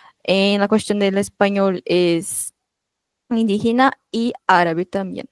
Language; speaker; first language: Spanish; non-native, fluent; Portuguese